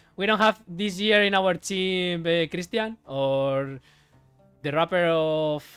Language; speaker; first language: English; non-native, fluent; Spanish